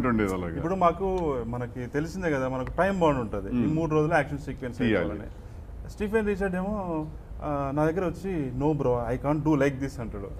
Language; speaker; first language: Telugu; native; Telugu